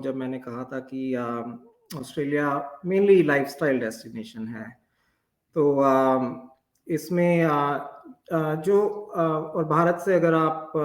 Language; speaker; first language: Hindi; native; Hindi